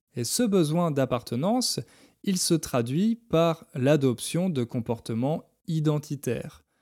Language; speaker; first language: French; native; French